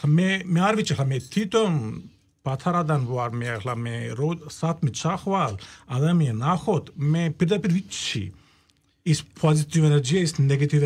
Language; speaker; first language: Georgian; non-native, learner; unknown